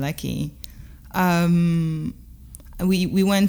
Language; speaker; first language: English; non-native, fluent; French